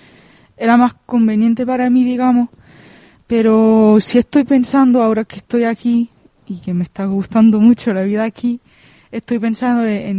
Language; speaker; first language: Spanish; non-native, fluent; French